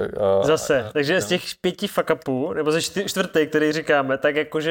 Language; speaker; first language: Czech; native; Czech